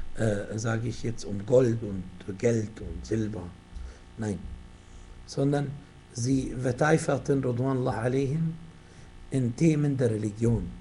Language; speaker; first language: German; non-native, fluent; Arabic